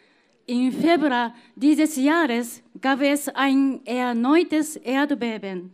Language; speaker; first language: German; non-native, fluent; Japanese